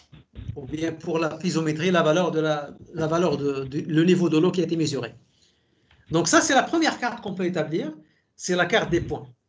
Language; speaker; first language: French; native; French